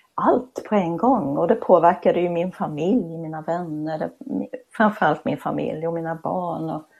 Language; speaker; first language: Swedish; native; Swedish